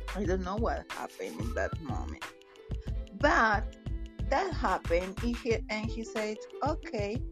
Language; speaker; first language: English; non-native, learner; Spanish